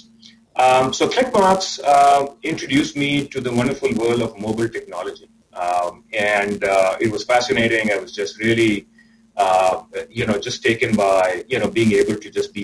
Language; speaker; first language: English; non-native, local second language; Urdu